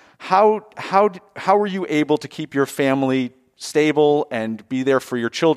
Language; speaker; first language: English; native; English